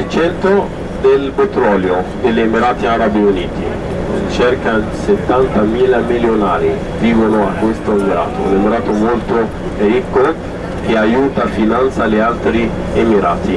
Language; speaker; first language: Italian; non-native, fluent; Arabic